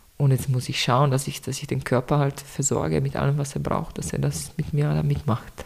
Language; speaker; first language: German; non-native, fluent; Czech